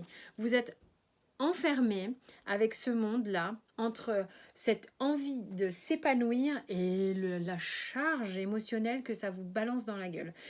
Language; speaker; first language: French; native; French